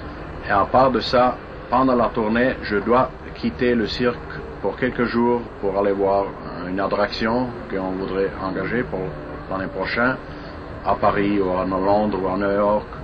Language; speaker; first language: French; non-native, fluent; German